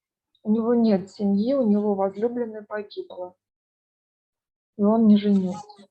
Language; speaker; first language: Russian; native; Russian